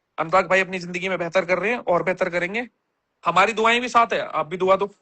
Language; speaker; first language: Hindi; native; Hindi